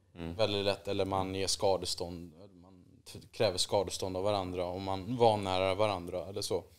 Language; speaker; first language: Swedish; native; Swedish